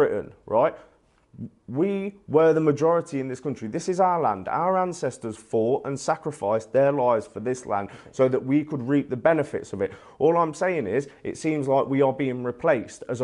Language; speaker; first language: English; native; English